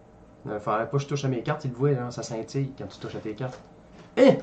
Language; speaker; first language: French; native; French